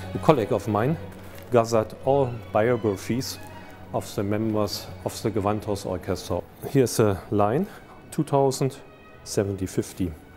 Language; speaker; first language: English; non-native, fluent; German